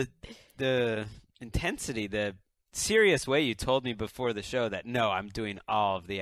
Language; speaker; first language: English; native; English